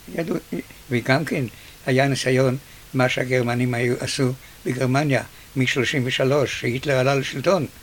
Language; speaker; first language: Hebrew; early bilingual, other home language; Yiddish